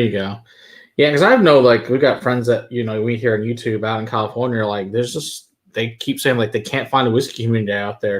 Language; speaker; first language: English; native; English